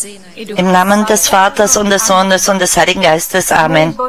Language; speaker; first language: German; non-native, fluent; Czech